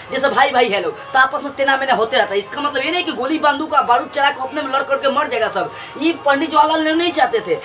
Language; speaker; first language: Hindi; native; Hindi